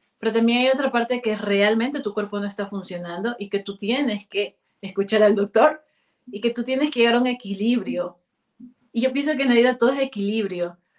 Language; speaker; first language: Spanish; native; Spanish